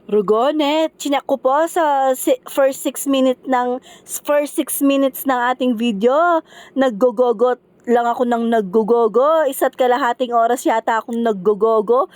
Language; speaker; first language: Filipino; non-native, local second language; Pampanga